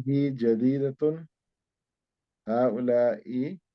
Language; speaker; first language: Arabic; non-native, learner; Urdu